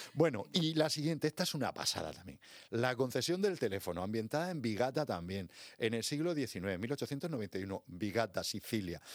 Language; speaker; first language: Spanish; native; Spanish